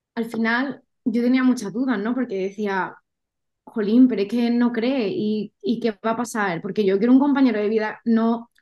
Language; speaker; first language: Spanish; native; Spanish